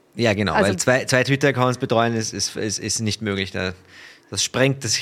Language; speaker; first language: German; native; German